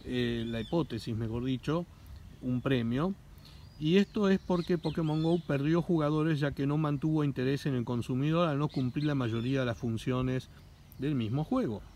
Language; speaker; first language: Spanish; native; Spanish